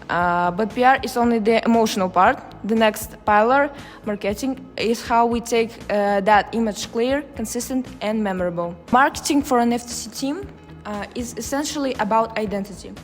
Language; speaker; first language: English; non-native, fluent; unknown